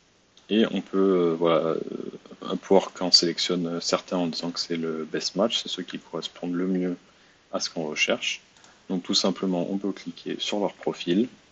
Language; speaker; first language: French; native; French